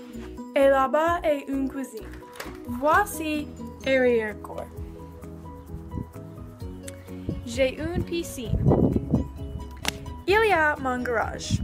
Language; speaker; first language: French; non-native, learner; English